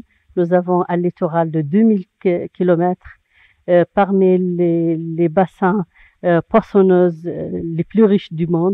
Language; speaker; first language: French; non-native, local second language; Arabic